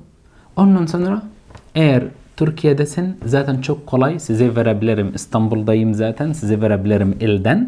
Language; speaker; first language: Turkish; non-native, fluent; Arabic